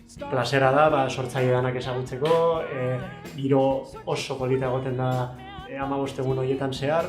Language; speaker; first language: Basque; native; Basque